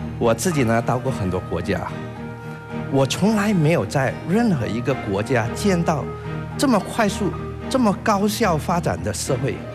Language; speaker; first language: Chinese; native; Chinese